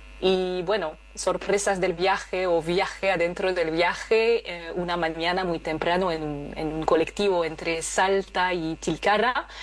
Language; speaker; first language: Spanish; non-native, fluent; French